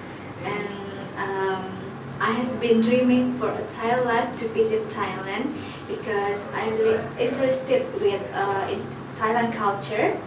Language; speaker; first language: English; non-native, learner; Indonesian